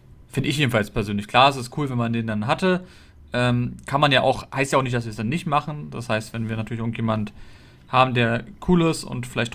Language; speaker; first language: German; native; German